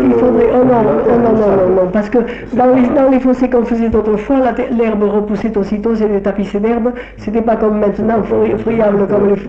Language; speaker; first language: French; native; French